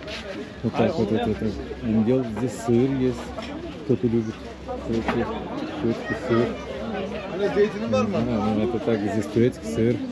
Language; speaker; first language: Russian; non-native, learner; Turkish